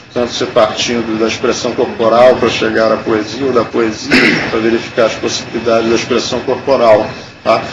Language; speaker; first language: Portuguese; native; Portuguese